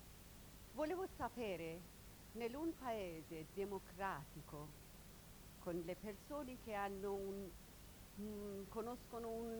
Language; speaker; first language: Italian; non-native, learner; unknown